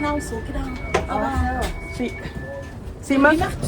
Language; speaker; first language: German; non-native, learner; Thai